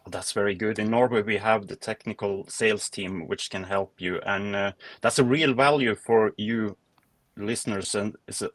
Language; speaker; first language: English; non-native, fluent; Norwegian